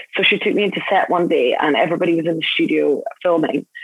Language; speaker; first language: English; native; English